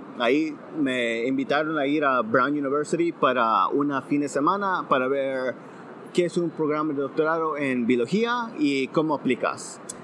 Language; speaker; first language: Spanish; early bilingual, heritage; Spanish